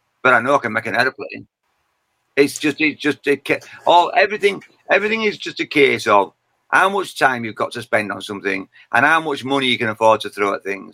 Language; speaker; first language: English; native; English